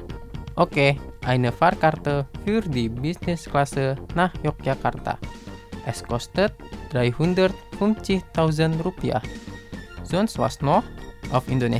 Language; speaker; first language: German; non-native, fluent; Indonesian